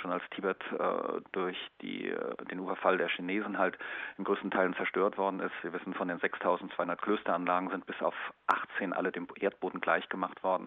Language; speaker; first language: German; native; German